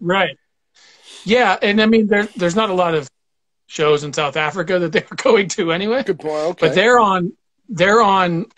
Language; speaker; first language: English; native; English